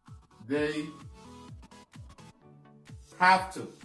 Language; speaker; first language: English; non-native, fluent; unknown